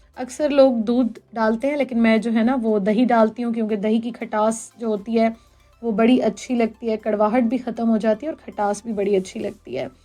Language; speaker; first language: Hindi; native; Hindi